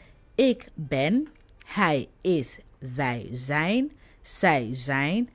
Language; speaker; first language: Dutch; non-native, fluent; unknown